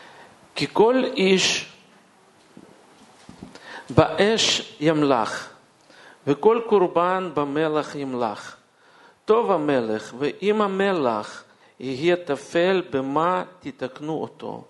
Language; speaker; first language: Hebrew; non-native, fluent; Russian